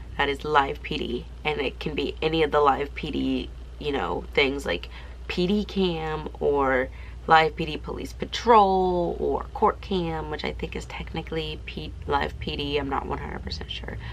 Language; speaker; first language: English; native; English